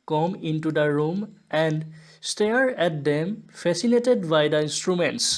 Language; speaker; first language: English; non-native, local second language; Assamese